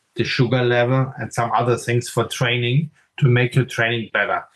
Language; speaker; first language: English; non-native, fluent; German